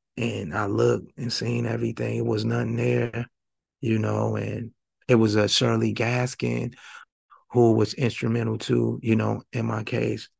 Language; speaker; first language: English; native; English